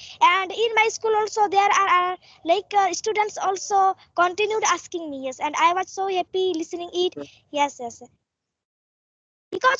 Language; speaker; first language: English; non-native, learner; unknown